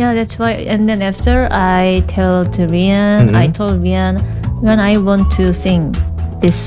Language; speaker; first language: English; non-native, learner; Korean